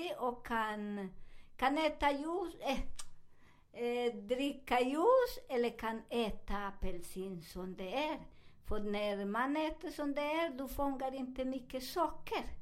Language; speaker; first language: Swedish; non-native, fluent; Spanish